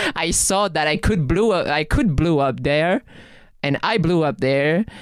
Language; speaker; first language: English; non-native, fluent; French